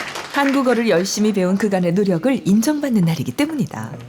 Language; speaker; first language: Korean; native; Korean